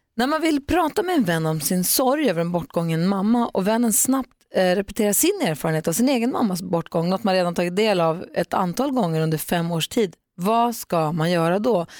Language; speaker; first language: Swedish; native; Swedish